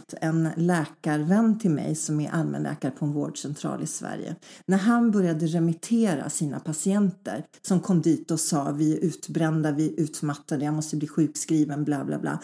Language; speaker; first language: Swedish; early bilingual, other home language; Polish